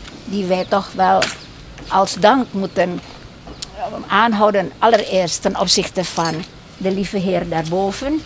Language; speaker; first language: Dutch; non-native, fluent; Indonesian